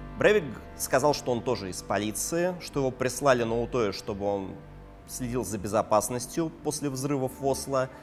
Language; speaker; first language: Russian; native; Russian